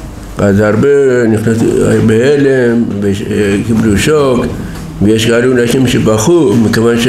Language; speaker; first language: Hebrew; non-native, fluent; Persian